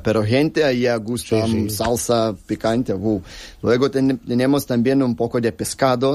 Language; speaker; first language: Spanish; non-native, learner; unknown